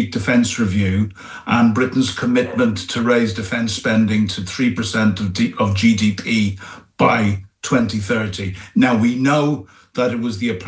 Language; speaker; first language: English; native; English